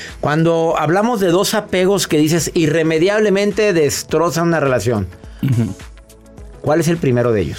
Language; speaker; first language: Spanish; native; Spanish